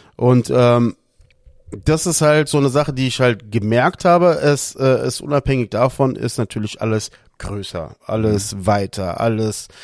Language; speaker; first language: German; early bilingual, other home language; Portuguese